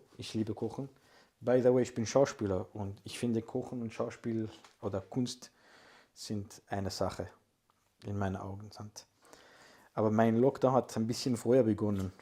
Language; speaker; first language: German; non-native, fluent; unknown